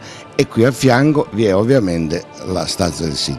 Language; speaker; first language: Italian; native; Italian